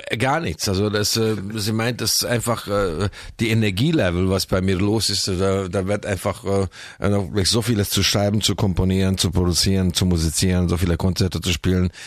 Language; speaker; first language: German; non-native, fluent; Hungarian